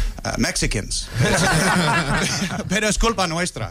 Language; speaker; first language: Spanish; non-native, fluent; English